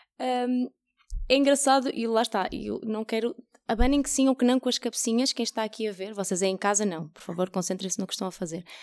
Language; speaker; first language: Portuguese; native; Portuguese